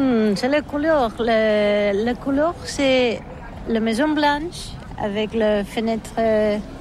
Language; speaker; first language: French; non-native, learner; Catalan